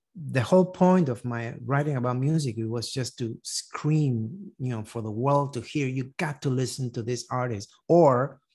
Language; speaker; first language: English; non-native, fluent; Spanish